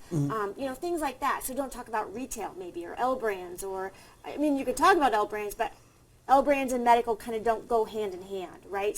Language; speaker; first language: English; native; English